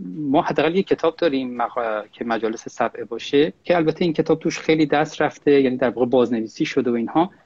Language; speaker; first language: Persian; native; Persian